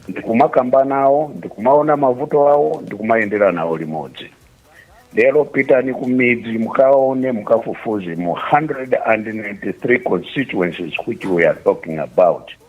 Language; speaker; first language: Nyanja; native; Nyanja